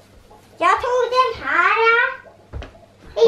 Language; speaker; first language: Swedish; early bilingual, other home language; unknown